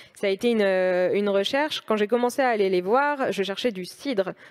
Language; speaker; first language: French; native; French